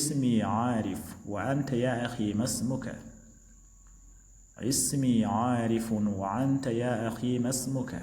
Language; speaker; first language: Arabic; non-native, fluent; Wolof